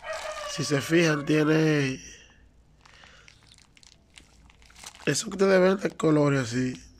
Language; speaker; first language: Spanish; native; Spanish